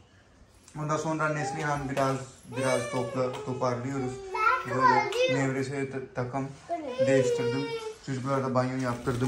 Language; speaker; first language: Turkish; non-native, learner; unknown